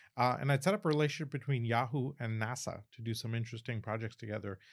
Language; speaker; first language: English; early bilingual, other home language; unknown